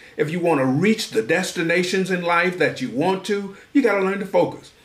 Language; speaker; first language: English; native; English